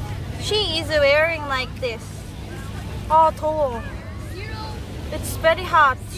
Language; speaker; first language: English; non-native, learner; Korean